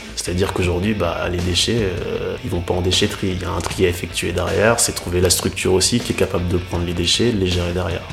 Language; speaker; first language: French; native; French